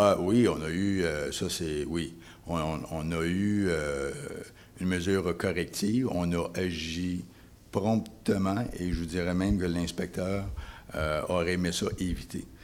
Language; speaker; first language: French; native; French